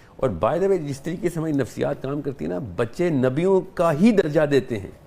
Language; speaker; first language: Urdu; native; Urdu